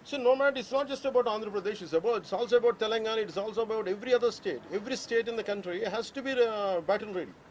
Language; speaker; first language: English; non-native, local second language; Telugu